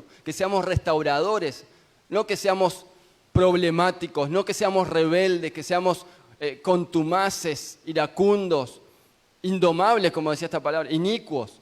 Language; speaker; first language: Spanish; native; Spanish